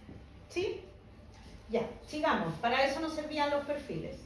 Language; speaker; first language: Spanish; native; Spanish